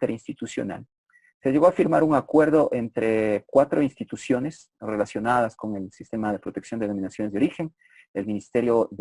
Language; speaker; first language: Spanish; native; Spanish